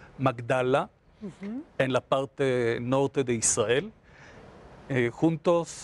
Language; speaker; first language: Spanish; non-native, fluent; Hebrew